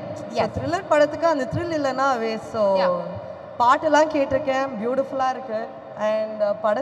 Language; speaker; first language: Tamil; native; Tamil